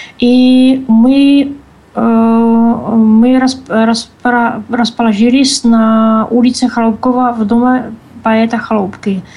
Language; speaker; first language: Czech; non-native, learner; Russian